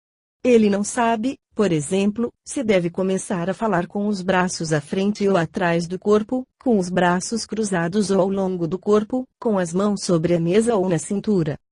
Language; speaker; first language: Portuguese; native; Portuguese